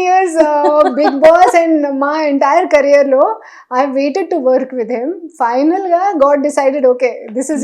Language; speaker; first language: Telugu; non-native, local second language; Hindi